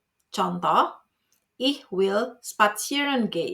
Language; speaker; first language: German; non-native, fluent; Indonesian